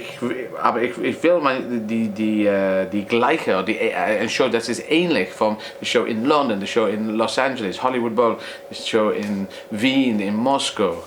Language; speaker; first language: German; non-native, learner; English